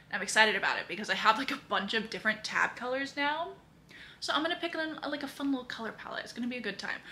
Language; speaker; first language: English; native; English